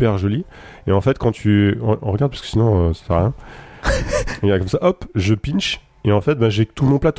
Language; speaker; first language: French; native; French